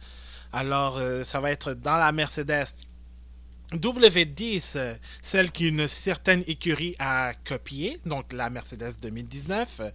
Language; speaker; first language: French; native; French